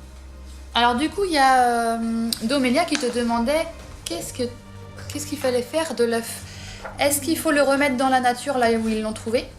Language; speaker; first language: French; native; French